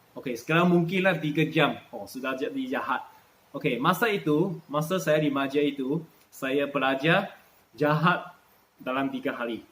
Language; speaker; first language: Malay; non-native, local second language; Chinese